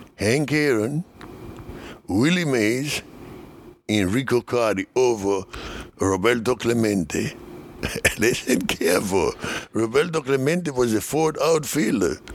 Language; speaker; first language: English; non-native, fluent; Spanish